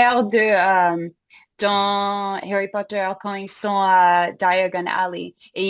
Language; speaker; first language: French; non-native, fluent; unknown